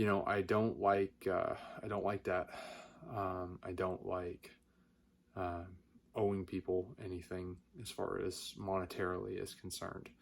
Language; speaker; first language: English; native; English